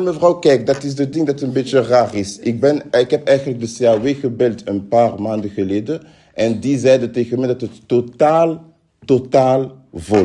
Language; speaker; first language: Dutch; non-native, fluent; French